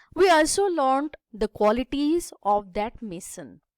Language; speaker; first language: English; non-native, local second language; Marathi